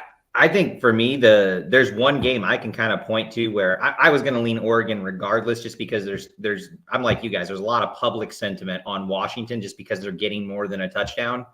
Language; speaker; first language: English; native; English